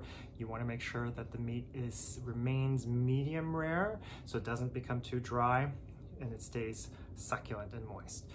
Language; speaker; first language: English; native; English